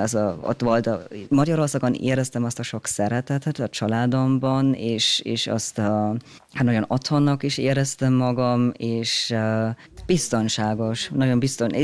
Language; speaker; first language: Hungarian; early bilingual, heritage; German